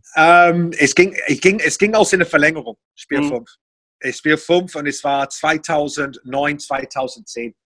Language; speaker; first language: German; non-native, fluent; English